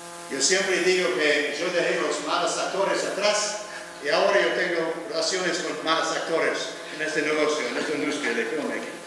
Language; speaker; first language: Spanish; non-native, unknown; English